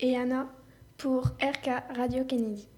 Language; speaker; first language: French; native; French